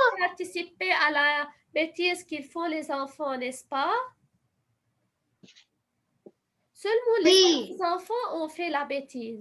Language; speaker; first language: French; non-native, fluent; Arabic